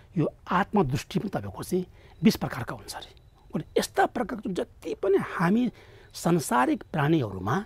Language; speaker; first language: Nepali; non-native, local second language; Tibetan